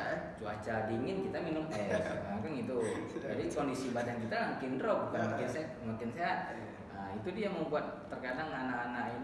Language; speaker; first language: Indonesian; native; Indonesian